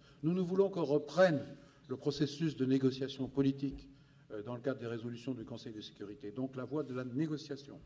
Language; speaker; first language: French; native; French